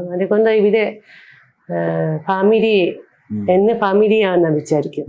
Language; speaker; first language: Malayalam; non-native, learner; Japanese